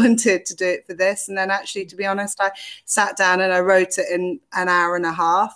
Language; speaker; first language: English; native; English